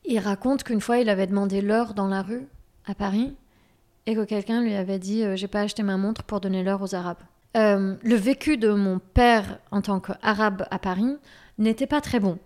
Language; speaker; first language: French; native; French